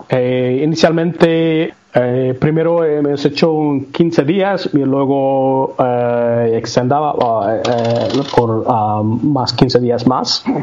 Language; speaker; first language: Spanish; non-native, learner; Tamil